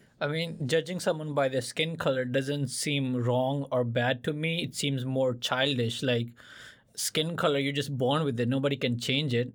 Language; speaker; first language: English; non-native, fluent; Urdu